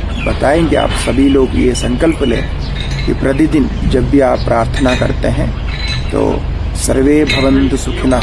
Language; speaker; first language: Hindi; non-native, local second language; Malayalam